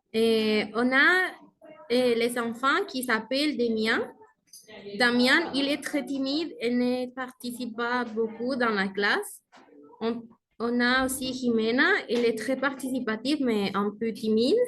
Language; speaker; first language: French; non-native, learner; Spanish